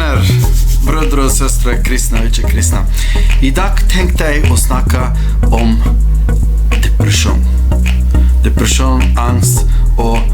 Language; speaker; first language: Norwegian; non-native, fluent; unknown